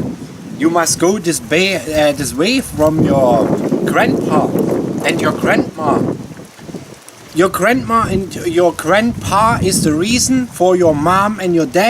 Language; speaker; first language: English; non-native, learner; German